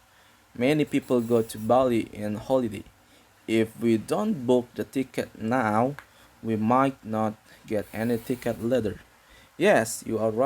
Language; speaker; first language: English; non-native, fluent; Indonesian